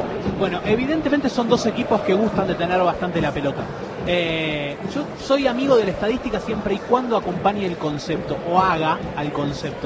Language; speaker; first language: Spanish; native; Spanish